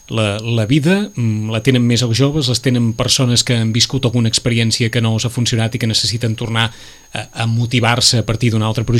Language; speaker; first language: Catalan; native; Catalan